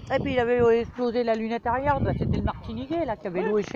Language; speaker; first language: French; native; French